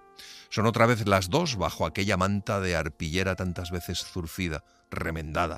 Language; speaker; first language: Spanish; native; Spanish